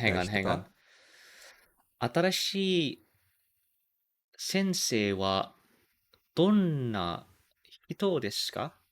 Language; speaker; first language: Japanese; non-native, learner; English